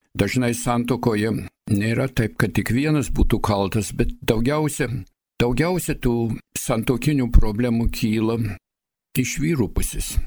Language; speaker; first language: Lithuanian; early bilingual, heritage; Lithuanian